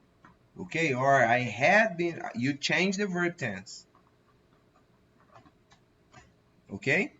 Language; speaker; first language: English; non-native, fluent; Portuguese